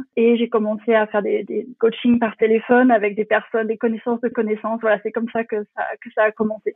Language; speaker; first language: French; native; French